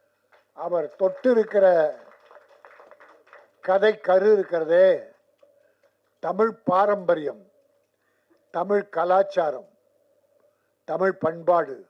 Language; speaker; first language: Tamil; native; Tamil